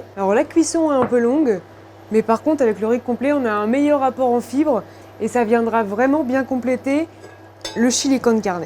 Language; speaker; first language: French; native; French